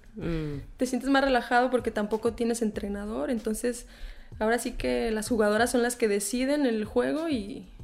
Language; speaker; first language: Spanish; native; Spanish